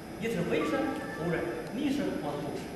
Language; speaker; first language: Russian; non-native, learner; Chinese